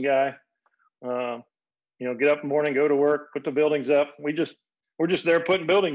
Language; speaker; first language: English; native; English